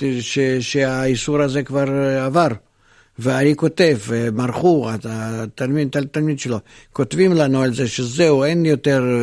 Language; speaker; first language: Hebrew; non-native, fluent; Russian